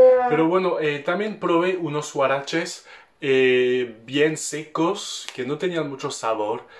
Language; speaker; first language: Spanish; non-native, fluent; French